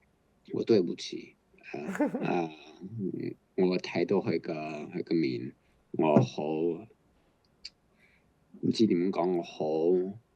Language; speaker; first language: Cantonese; early bilingual, heritage; Cantonese